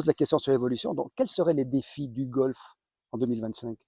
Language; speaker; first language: French; native; French